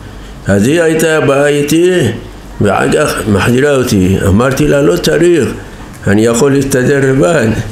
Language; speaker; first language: Hebrew; non-native, fluent; Persian